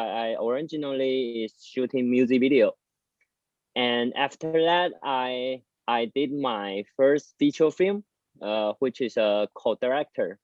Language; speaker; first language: English; non-native, learner; Chinese